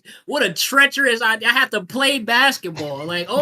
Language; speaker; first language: English; native; English